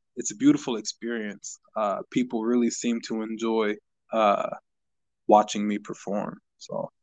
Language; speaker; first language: English; native; English